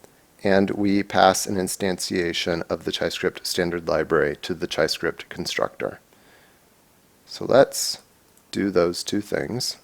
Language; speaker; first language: English; native; English